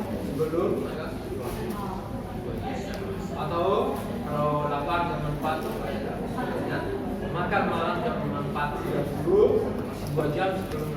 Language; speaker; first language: Indonesian; non-native, learner; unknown